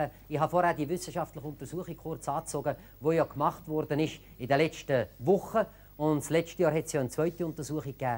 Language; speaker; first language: German; native; German